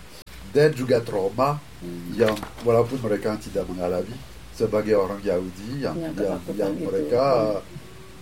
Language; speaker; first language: Indonesian; non-native, fluent; French